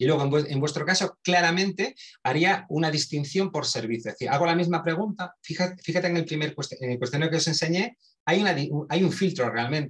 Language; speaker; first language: Spanish; native; Spanish